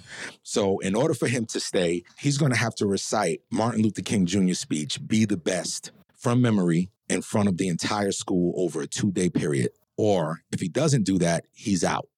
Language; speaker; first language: English; native; English